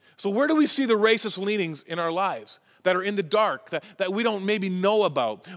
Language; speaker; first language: English; native; English